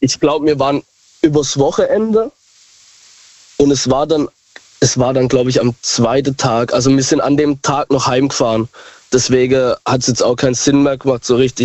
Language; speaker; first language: German; native; German